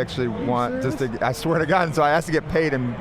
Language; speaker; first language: English; native; English